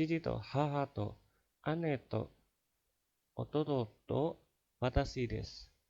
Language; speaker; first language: Japanese; non-native, fluent; Indonesian